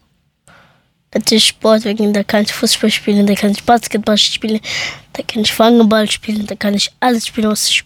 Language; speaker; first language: German; early bilingual, other home language; Persian